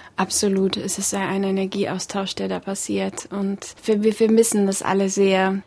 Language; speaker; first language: German; early bilingual, other home language; Russian